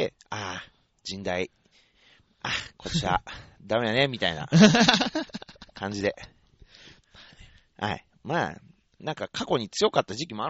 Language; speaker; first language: Japanese; native; Japanese